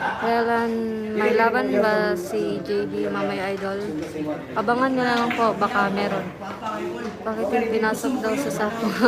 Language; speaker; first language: Filipino; non-native, local second language; Cebuano